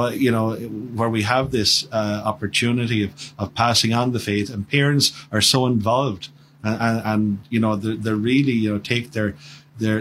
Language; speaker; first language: English; native; English